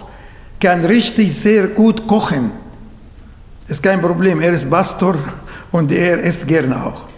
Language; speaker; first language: German; non-native, fluent; Arabic